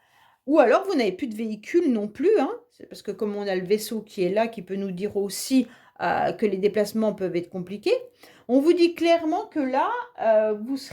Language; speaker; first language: French; native; French